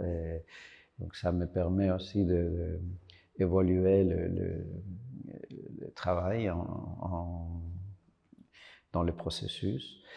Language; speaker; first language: French; non-native, fluent; Spanish